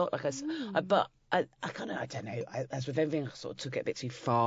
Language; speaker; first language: English; native; English